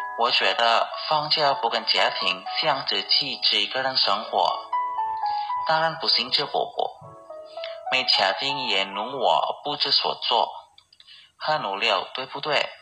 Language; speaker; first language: Chinese; non-native, learner; Indonesian